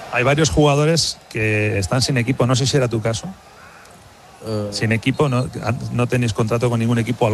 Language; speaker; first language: Spanish; native; Spanish